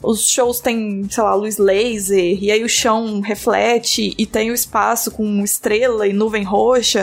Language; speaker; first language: Portuguese; native; Portuguese